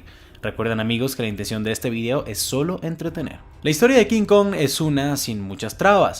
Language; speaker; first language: Spanish; native; Spanish